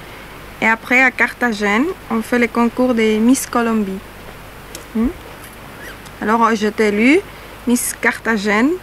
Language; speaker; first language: French; non-native, fluent; Spanish